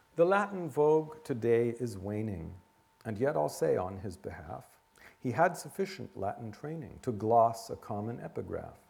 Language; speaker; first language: English; native; English